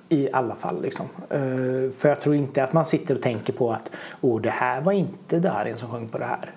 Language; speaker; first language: Swedish; native; Swedish